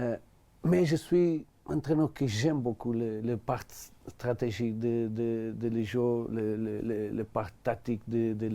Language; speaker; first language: French; non-native, learner; Portuguese